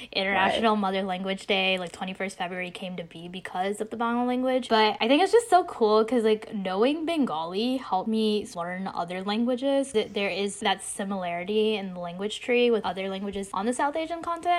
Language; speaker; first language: English; early bilingual, other home language; Bangla